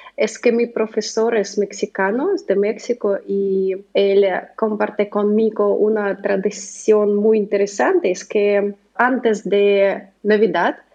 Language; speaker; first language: Spanish; non-native, learner; Russian